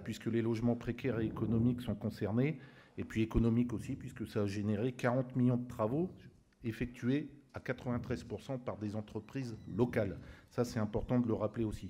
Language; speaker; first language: French; native; French